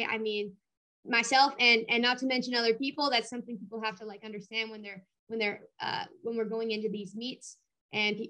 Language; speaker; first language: English; native; English